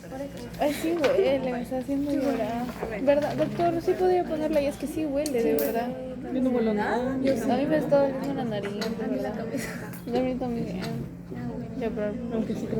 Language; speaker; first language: Spanish; native; Spanish